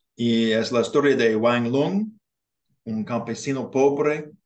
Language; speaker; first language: Spanish; non-native, learner; English